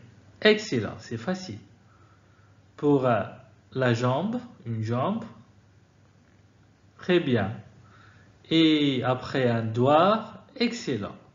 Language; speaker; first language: French; non-native, fluent; Arabic